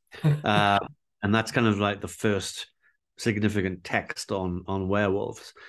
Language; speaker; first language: English; native; English